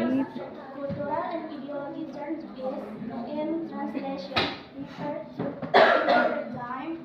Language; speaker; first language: English; non-native, learner; Indonesian